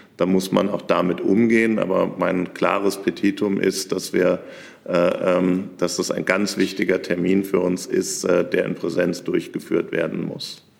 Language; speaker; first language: German; native; German